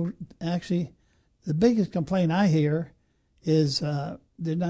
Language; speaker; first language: English; native; English